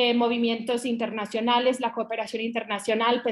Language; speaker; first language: Spanish; non-native, fluent; English